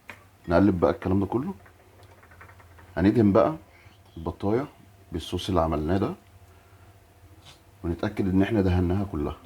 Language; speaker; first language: Arabic; native; Arabic